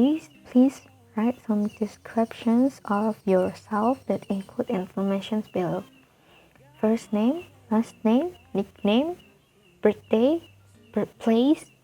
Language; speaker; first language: English; non-native, fluent; Indonesian